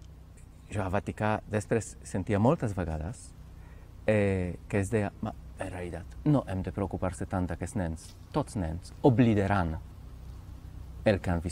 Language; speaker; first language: Catalan; non-native, fluent; Polish